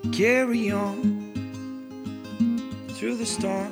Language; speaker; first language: English; non-native, fluent; Icelandic